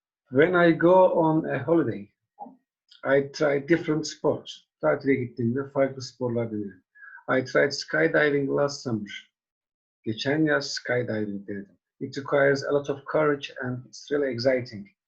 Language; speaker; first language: English; non-native, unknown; Turkish